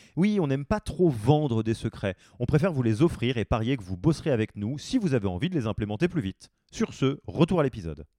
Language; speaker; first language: French; native; French